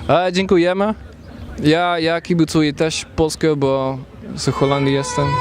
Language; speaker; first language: Polish; non-native, learner; Dutch